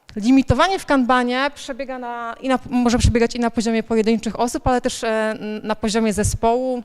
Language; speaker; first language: Polish; native; Polish